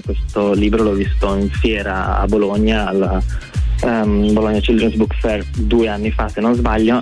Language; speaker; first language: Italian; native; Italian